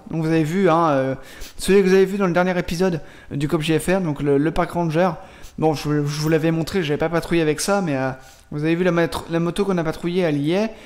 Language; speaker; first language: French; native; French